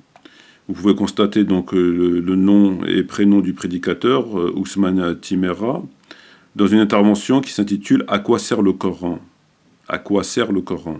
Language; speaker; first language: French; native; French